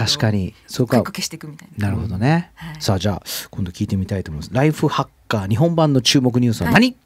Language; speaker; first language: Japanese; native; Japanese